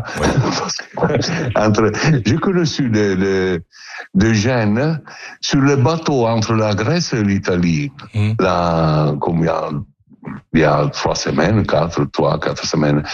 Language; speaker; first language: French; non-native, learner; Italian